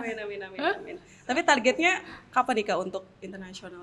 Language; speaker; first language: Indonesian; native; Indonesian